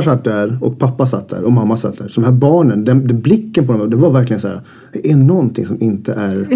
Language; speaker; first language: Swedish; native; Swedish